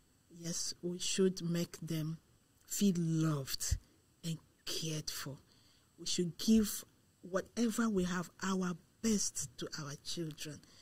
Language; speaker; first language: English; non-native, local second language; Igbo